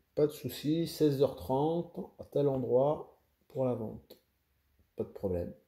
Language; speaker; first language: French; native; French